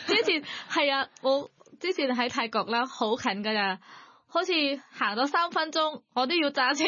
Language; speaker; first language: Cantonese; non-native, fluent; Thai